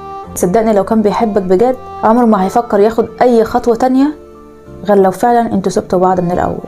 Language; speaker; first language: Arabic; native; Arabic